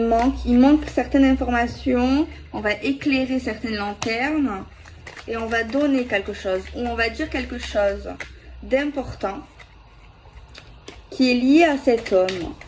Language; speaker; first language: French; native; French